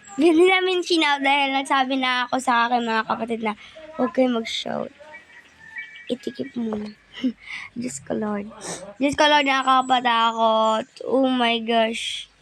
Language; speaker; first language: Filipino; non-native, local second language; Cebuano